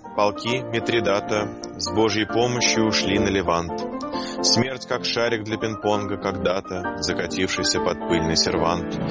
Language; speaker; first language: Russian; native; Russian